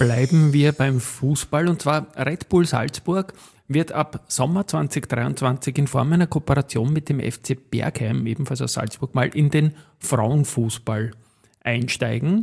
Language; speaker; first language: German; native; German